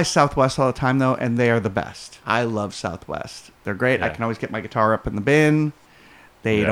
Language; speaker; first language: English; native; English